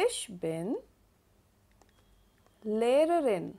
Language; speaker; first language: German; non-native, fluent; Hindi